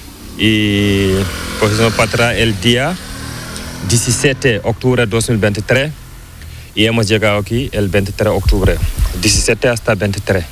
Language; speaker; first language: Spanish; non-native, learner; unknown